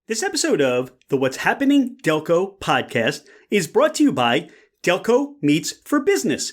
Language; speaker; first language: English; native; English